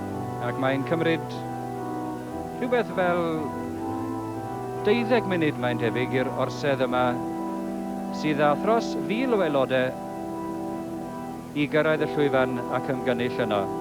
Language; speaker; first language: Welsh; native; Welsh